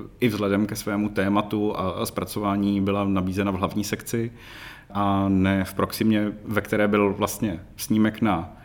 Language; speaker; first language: Czech; native; Czech